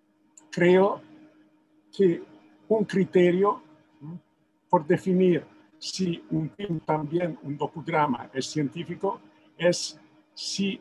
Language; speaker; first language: Spanish; non-native, fluent; Italian